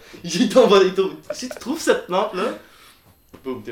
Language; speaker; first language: French; native; French